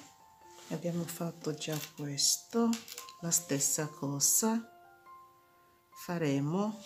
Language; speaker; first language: Italian; non-native, fluent; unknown